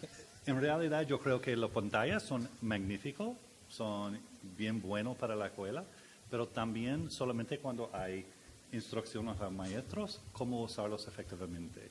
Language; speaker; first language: Spanish; non-native, learner; English